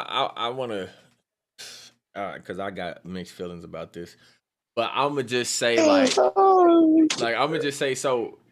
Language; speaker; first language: English; native; English